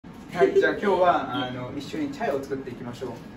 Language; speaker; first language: Japanese; non-native, fluent; English